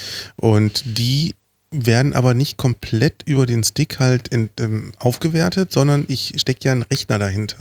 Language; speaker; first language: German; native; German